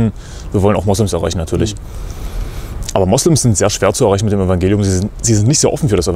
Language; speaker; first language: German; native; German